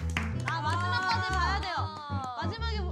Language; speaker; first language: Korean; native; Korean